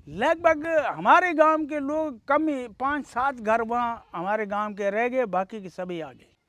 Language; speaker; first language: Urdu; non-native, fluent; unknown